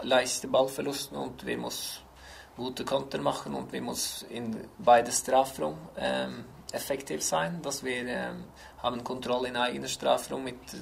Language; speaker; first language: German; non-native, learner; Norwegian